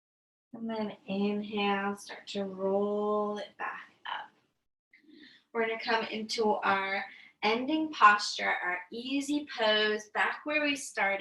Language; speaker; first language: English; native; English